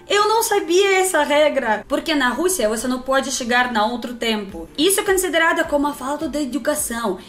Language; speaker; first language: Portuguese; non-native, fluent; Russian